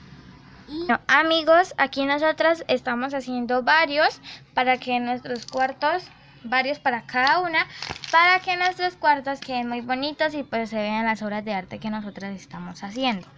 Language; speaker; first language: Spanish; native; Spanish